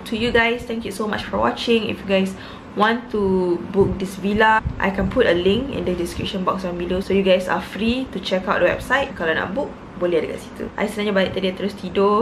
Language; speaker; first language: English; non-native, local second language; Malay